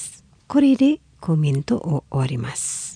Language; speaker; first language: Japanese; non-native, fluent; Indonesian